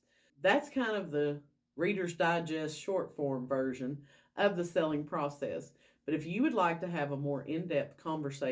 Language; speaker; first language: English; native; English